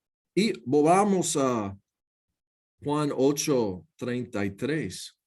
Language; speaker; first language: Spanish; non-native, learner; English